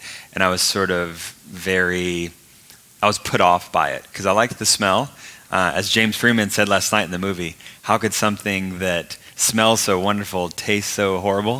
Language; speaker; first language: English; native; English